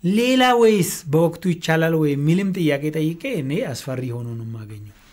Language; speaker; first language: Amharic; non-native, local second language; Oromo